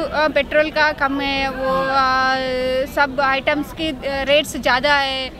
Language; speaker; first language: Hindi; non-native, local second language; Telugu